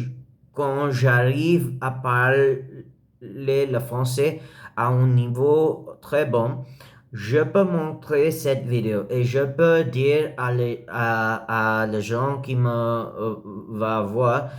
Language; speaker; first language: French; non-native, learner; English